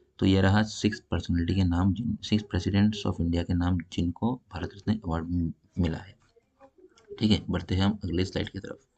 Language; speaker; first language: Hindi; non-native, local second language; Bangla